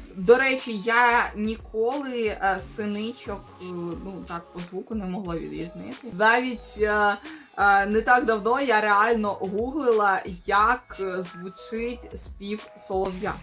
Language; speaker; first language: Ukrainian; non-native, local second language; Russian